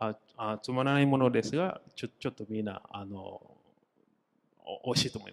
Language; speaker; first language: Japanese; non-native, fluent; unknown